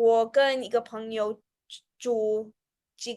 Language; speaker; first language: Chinese; non-native, fluent; Russian